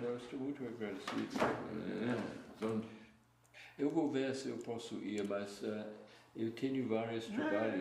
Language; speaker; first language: Portuguese; non-native, fluent; English